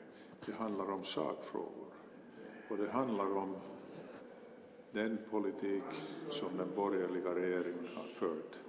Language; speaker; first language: Swedish; non-native, local second language; Finnish